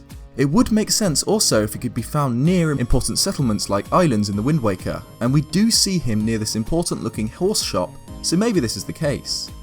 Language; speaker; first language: English; native; English